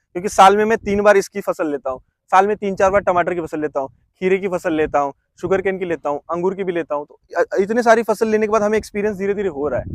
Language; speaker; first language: Hindi; non-native, local second language; Marathi